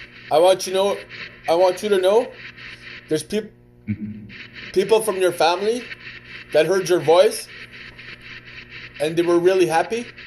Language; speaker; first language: English; early bilingual, other home language; French